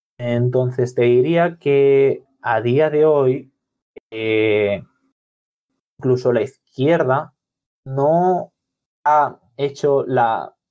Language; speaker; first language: Spanish; non-native, local second language; Catalan